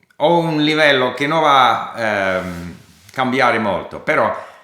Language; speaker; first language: Italian; non-native, fluent; English